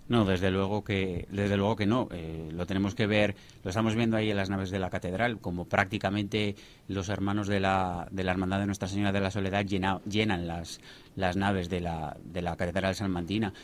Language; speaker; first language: Spanish; native; Spanish